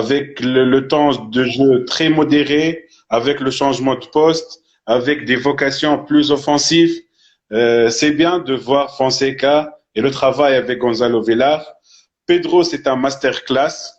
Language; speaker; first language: French; non-native, fluent; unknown